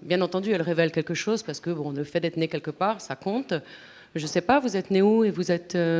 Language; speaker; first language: French; native; French